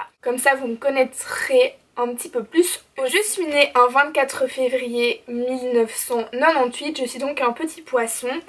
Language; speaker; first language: French; native; French